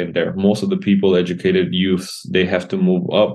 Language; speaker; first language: English; non-native, local second language; Assamese